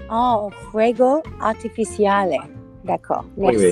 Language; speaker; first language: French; non-native, learner; English